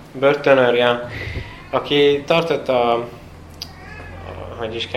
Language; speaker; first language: Hungarian; non-native, fluent; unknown